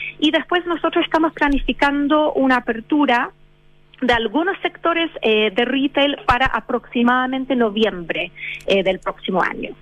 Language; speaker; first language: Spanish; non-native, fluent; English